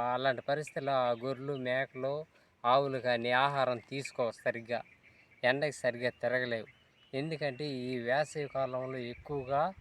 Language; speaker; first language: Telugu; non-native, local second language; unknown